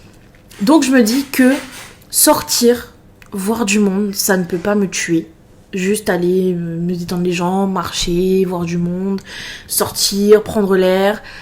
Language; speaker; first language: French; native; French